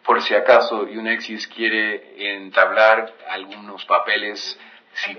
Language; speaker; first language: Spanish; native; Spanish